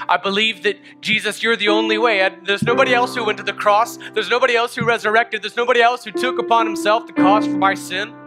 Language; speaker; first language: English; native; English